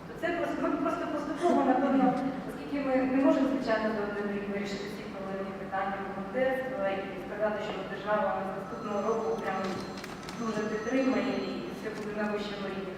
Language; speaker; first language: Ukrainian; native; Ukrainian